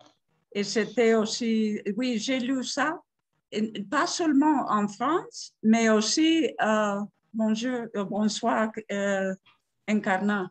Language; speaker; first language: French; non-native, fluent; Spanish